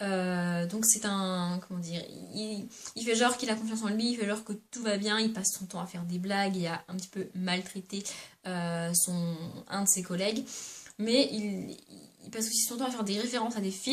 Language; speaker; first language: French; native; French